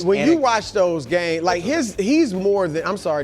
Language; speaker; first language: English; native; English